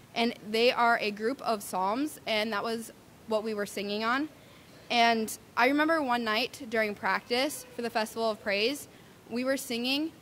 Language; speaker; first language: English; native; English